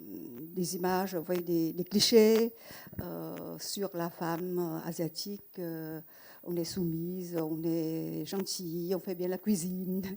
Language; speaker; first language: French; non-native, fluent; Vietnamese